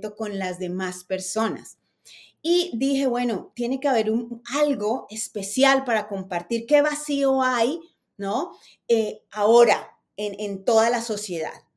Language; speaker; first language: Spanish; native; Spanish